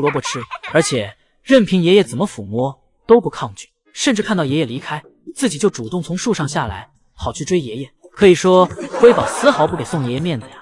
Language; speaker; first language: Chinese; native; Chinese